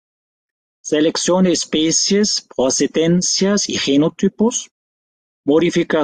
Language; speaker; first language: Spanish; non-native, fluent; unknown